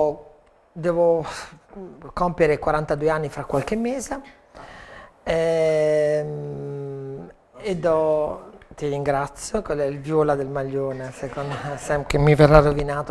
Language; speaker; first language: Italian; native; Italian